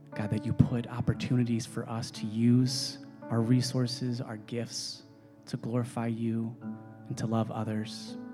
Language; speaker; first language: English; native; English